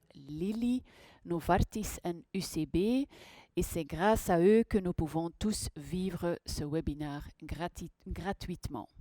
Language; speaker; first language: French; non-native, local second language; Dutch